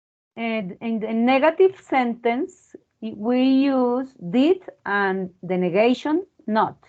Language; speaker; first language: English; non-native, fluent; Spanish